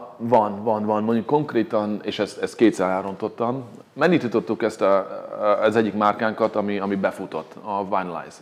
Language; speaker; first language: Hungarian; early bilingual, heritage; English